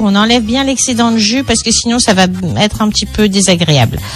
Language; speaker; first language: French; native; French